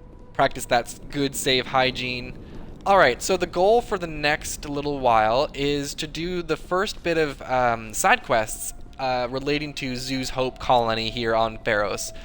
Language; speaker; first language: English; native; English